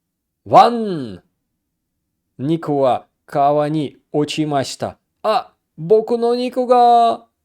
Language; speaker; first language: Japanese; non-native, learner; Russian